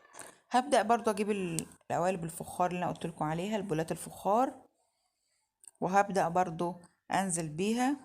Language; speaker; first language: Arabic; native; Arabic